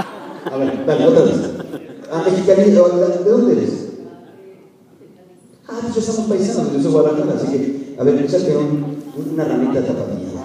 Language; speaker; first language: Spanish; native; Spanish